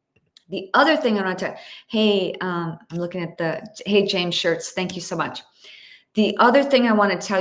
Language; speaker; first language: English; native; English